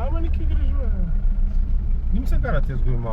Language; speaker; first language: Bulgarian; native; Bulgarian